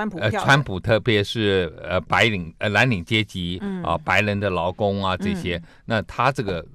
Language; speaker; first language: Chinese; native; Chinese